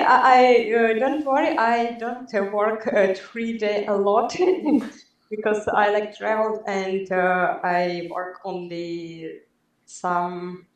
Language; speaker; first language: English; non-native, learner; Belarusian